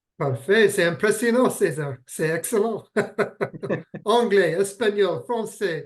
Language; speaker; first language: French; non-native, fluent; English